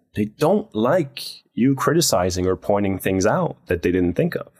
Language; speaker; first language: English; non-native, fluent; Dutch